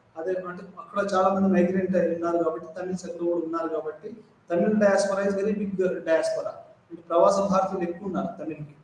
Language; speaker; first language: Telugu; non-native, local second language; Urdu